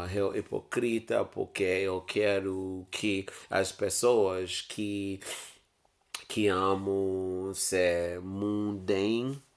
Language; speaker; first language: Portuguese; non-native, learner; English